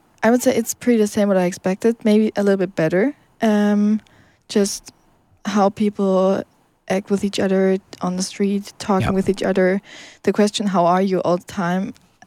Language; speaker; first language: English; non-native, fluent; German